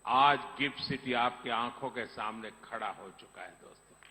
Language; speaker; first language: Hindi; non-native, local second language; Gujarati